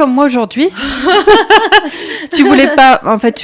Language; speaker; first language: French; native; French